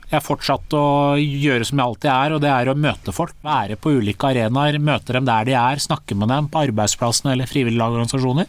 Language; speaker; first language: Norwegian; early bilingual, other home language; Persian